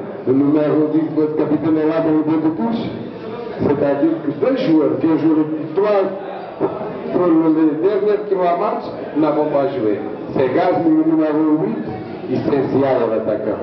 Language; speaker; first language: French; non-native, fluent; Portuguese